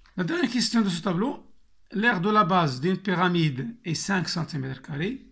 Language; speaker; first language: French; non-native, local second language; Arabic